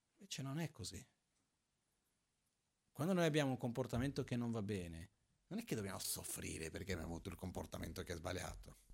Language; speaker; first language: Italian; non-native, fluent; Portuguese